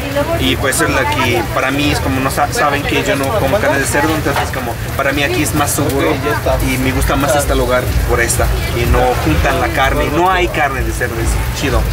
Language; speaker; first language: Spanish; non-native, learner; Arabic